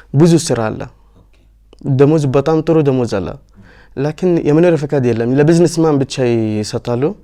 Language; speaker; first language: Amharic; non-native, learner; Arabic